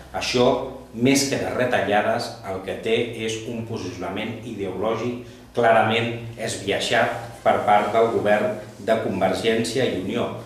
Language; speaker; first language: Catalan; non-native, local second language; Spanish